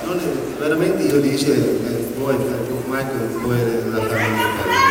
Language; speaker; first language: Italian; non-native, learner; English